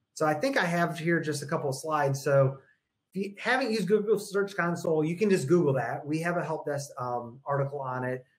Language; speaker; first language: English; native; English